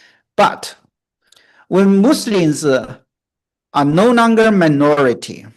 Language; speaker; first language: English; non-native, fluent; Chinese